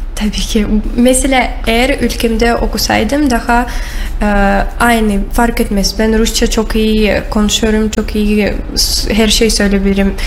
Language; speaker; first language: Turkish; non-native, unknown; Russian